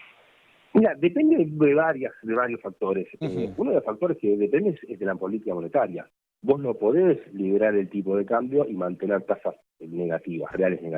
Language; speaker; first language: Spanish; native; Spanish